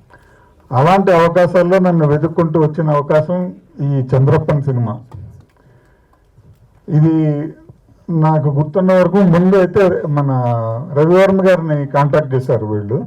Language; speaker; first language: Telugu; native; Telugu